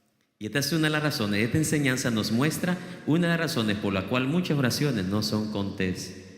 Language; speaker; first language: Spanish; native; Spanish